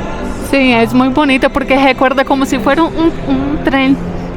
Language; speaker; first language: Spanish; non-native, fluent; Portuguese